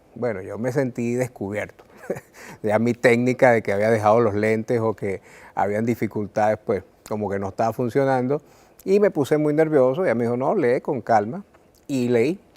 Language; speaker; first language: Spanish; native; Spanish